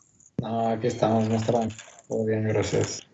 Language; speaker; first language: Spanish; native; Spanish